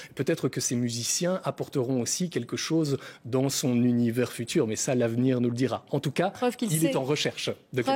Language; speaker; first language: French; native; French